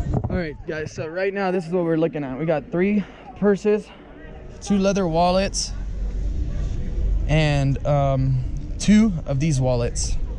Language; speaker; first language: English; native; English